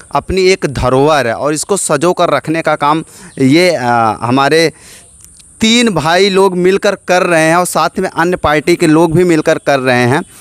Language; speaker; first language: Hindi; native; Hindi